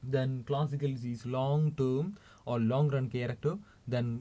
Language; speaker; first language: English; non-native, local second language; Malayalam